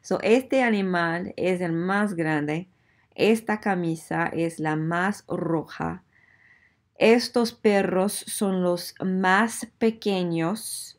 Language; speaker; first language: Spanish; non-native, fluent; English